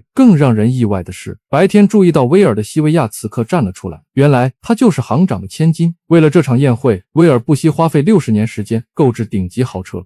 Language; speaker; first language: Chinese; native; Chinese